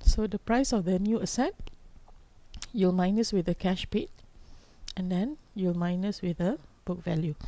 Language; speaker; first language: English; non-native, local second language; Malay